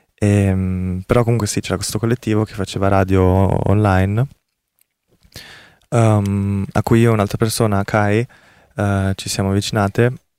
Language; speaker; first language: Italian; early bilingual, other home language; Korean